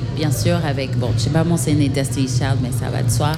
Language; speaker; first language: French; native; French